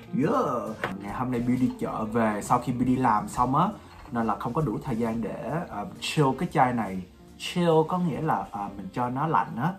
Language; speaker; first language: Vietnamese; early bilingual, heritage; Vietnamese